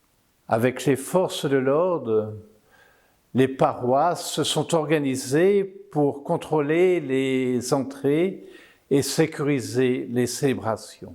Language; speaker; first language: French; native; French